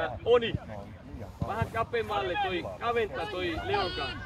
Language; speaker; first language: Finnish; non-native, fluent; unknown